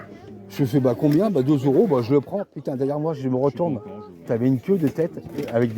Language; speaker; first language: French; native; French